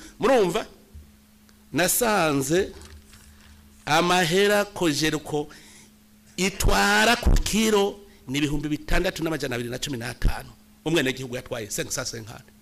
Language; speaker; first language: Rundi; native; Rundi